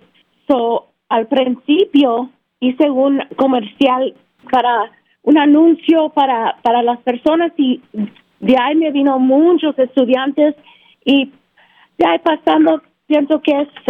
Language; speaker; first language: Spanish; early bilingual, heritage; Spanish